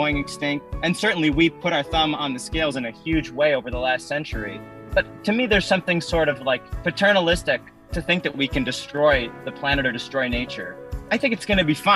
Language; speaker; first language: English; native; English